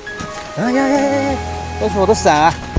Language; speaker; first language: Chinese; native; Chinese